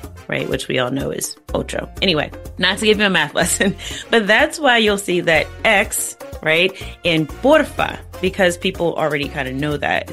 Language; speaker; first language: English; native; English